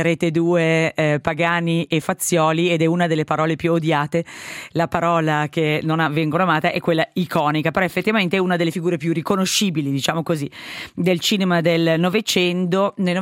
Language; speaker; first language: Italian; native; Italian